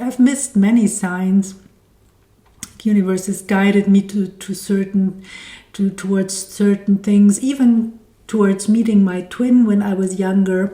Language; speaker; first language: English; non-native, fluent; German